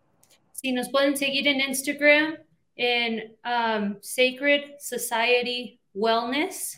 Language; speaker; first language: Spanish; early bilingual, heritage; Spanish